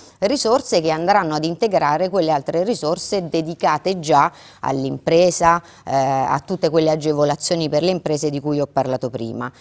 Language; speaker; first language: Italian; native; Italian